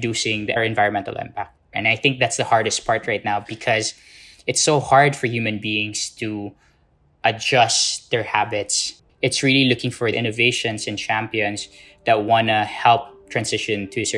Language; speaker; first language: English; non-native, local second language; Filipino